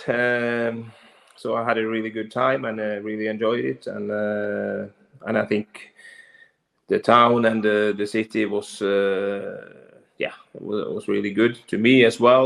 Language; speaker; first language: English; non-native, fluent; Norwegian